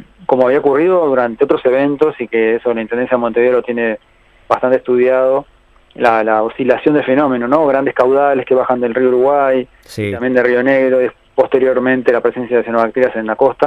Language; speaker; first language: Spanish; native; Spanish